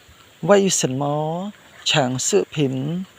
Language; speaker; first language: Chinese; non-native, learner; Khmer